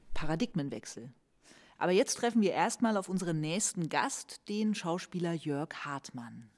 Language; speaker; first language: German; native; German